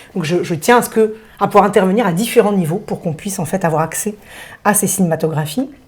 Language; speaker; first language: French; early bilingual, other home language; Russian